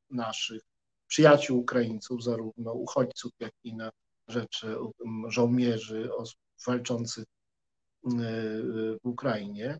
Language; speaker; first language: Polish; native; Polish